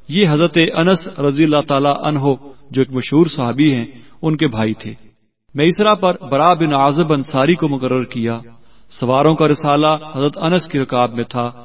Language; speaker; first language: Urdu; native; Urdu